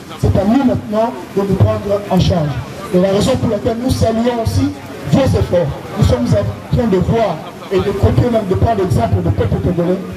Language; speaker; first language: French; non-native, local second language; Lingala